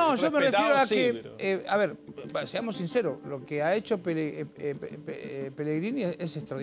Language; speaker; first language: Spanish; native; Spanish